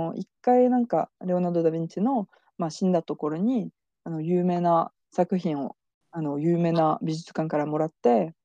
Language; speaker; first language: Japanese; non-native, fluent; French